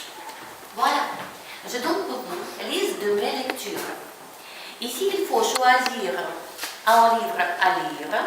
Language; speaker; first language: French; non-native, fluent; Ukrainian